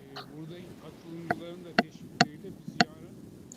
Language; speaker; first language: Turkish; native; Turkish